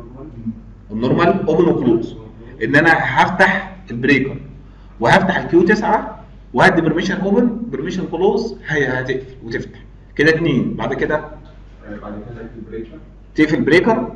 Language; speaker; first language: Arabic; native; Arabic